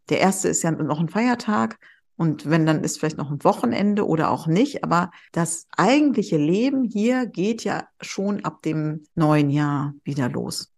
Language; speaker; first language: German; native; German